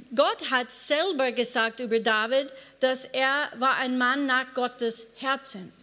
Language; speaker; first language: German; non-native, fluent; English